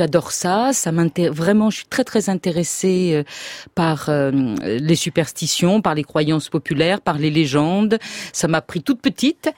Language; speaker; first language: French; native; French